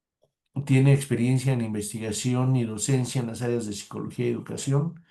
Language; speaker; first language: Spanish; native; Spanish